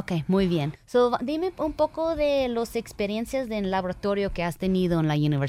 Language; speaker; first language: Spanish; early bilingual, heritage; Spanish